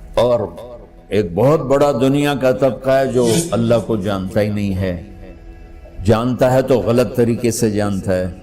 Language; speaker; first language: Urdu; non-native, local second language; Punjabi